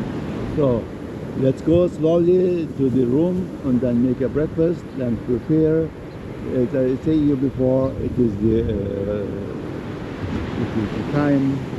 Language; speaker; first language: English; non-native, learner; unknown